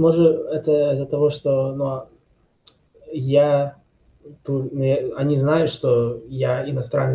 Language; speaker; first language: Russian; early bilingual, heritage; Russian